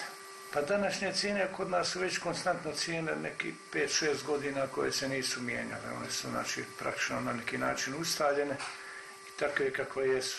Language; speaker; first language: Croatian; native; Croatian